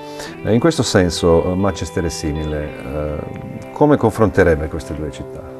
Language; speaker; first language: Italian; non-native, fluent; Slovenian